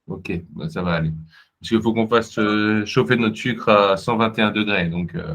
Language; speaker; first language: French; native; French